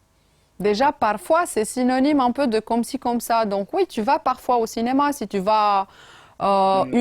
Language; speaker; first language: French; non-native, fluent; Romanian